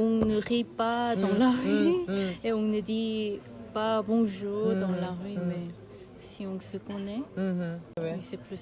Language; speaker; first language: French; non-native, learner; Korean